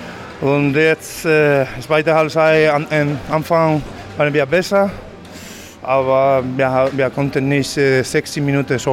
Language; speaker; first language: German; non-native, fluent; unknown